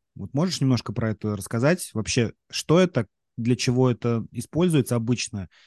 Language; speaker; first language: Russian; native; Russian